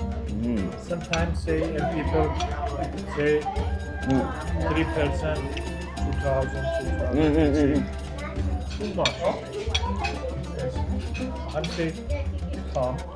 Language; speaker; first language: English; non-native, learner; Armenian